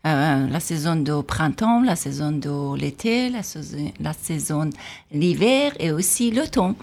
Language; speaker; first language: French; non-native, fluent; Persian